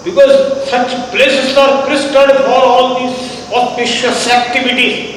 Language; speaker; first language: English; non-native, local second language; Kannada